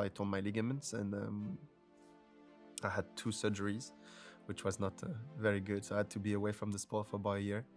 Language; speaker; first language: English; non-native, fluent; French